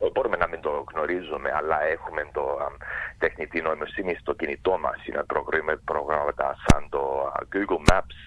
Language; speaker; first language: Greek; early bilingual, other home language; English